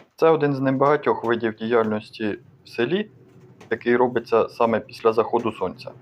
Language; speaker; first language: Ukrainian; native; Ukrainian